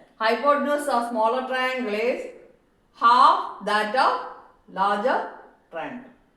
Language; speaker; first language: English; non-native, local second language; Malayalam